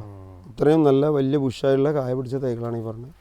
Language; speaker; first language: Malayalam; native; Malayalam